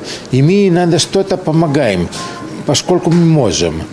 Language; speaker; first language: Ukrainian; non-native, learner; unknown